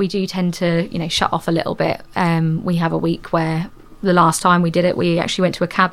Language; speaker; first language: English; native; English